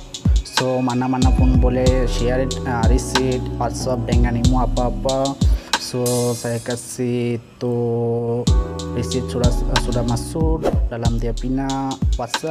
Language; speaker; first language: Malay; non-native, learner; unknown